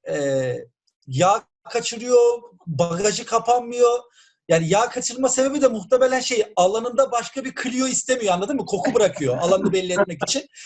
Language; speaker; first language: Turkish; native; Turkish